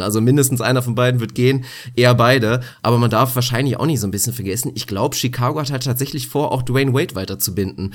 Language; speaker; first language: German; native; German